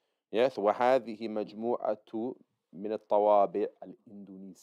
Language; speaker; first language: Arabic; non-native, fluent; English